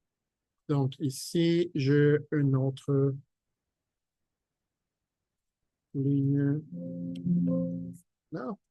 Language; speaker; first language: French; non-native, fluent; Spanish